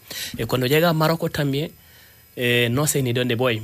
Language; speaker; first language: Spanish; non-native, learner; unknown